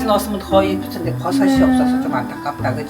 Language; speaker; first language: Korean; native; Korean